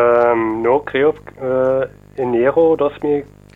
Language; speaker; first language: Spanish; non-native, learner; German